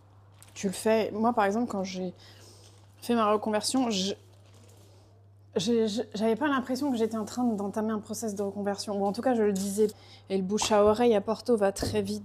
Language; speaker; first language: French; early bilingual, other home language; Portuguese